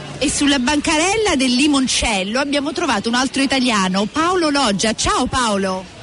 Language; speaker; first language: Italian; native; Italian